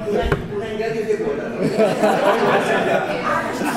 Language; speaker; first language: Catalan; non-native, local second language; Spanish